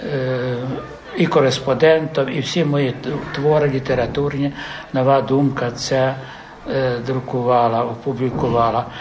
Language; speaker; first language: Ukrainian; early bilingual, heritage; Ukrainian